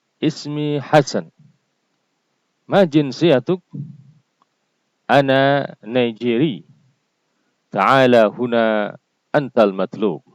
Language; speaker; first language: Arabic; non-native, fluent; Indonesian